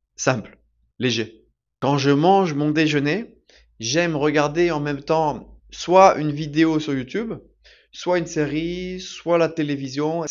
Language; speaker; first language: French; native; French